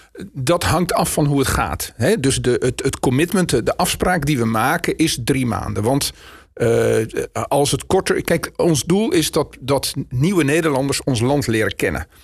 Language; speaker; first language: Dutch; native; Dutch